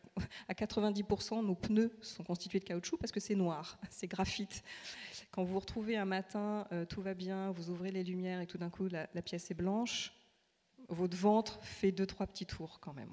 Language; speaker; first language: French; native; French